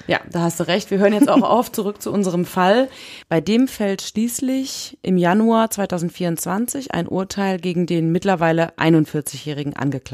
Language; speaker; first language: German; native; German